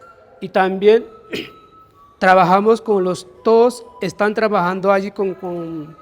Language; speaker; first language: Spanish; non-native, local second language; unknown